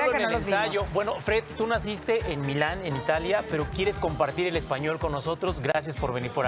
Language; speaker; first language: Spanish; native; Spanish